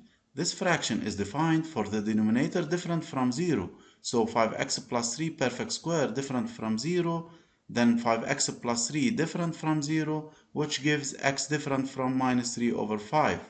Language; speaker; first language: English; non-native, local second language; Arabic